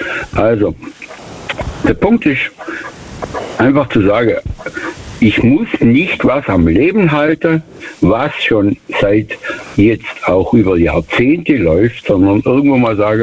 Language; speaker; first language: German; native; German